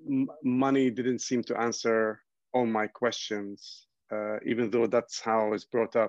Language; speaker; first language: English; non-native, local second language; Arabic